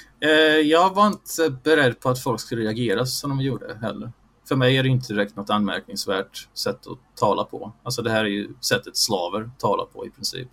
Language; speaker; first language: Swedish; early bilingual, other home language; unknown